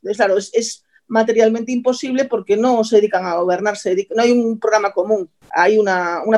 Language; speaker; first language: Spanish; native; Spanish